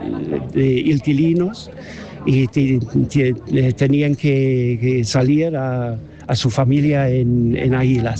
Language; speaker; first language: Spanish; non-native, learner; English